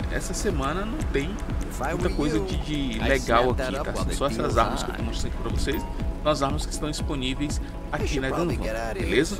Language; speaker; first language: Portuguese; native; Portuguese